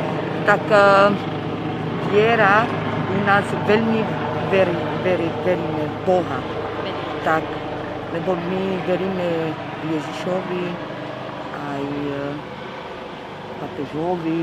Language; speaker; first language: Slovak; non-native, local second language; Romany